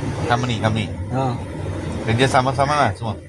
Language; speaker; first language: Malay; non-native, local second language; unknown